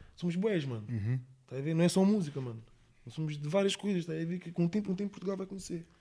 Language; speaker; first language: Portuguese; early bilingual, heritage; English